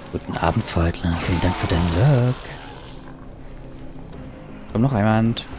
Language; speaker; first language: German; native; German